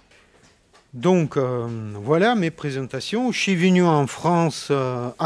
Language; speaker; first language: French; non-native, fluent; Russian